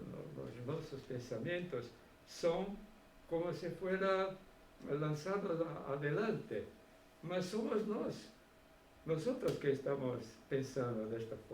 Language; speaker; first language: Spanish; non-native, fluent; Portuguese